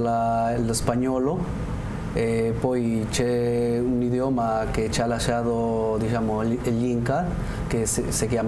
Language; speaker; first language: Italian; non-native, learner; Spanish